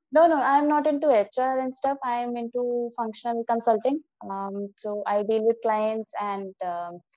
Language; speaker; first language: English; non-native, local second language; Hindi